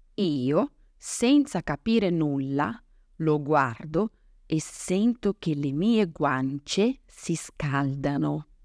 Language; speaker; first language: Italian; non-native, fluent; Portuguese